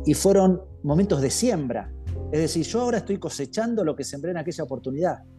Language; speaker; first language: Spanish; native; Spanish